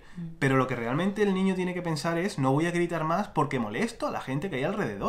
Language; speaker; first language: Spanish; native; Spanish